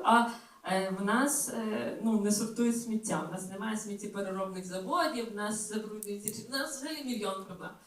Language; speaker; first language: Ukrainian; native; Ukrainian